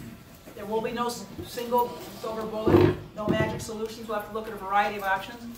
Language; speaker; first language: English; native; English